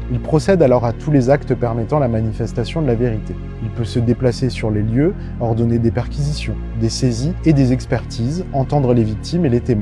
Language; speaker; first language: French; native; French